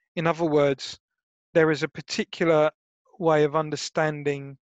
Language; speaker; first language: English; native; English